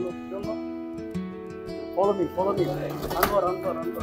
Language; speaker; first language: English; non-native, learner; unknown